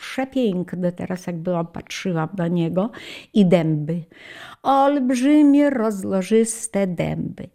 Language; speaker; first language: Polish; native; Polish